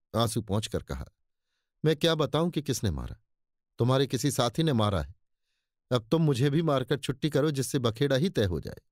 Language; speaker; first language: Hindi; native; Hindi